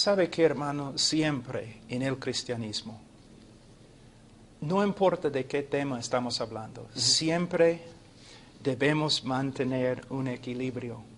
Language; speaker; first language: Spanish; non-native, fluent; English